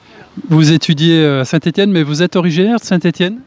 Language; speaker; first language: French; native; French